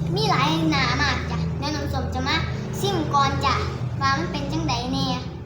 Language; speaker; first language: Thai; native; Thai